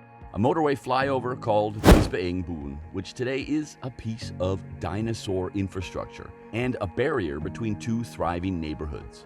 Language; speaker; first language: English; native; English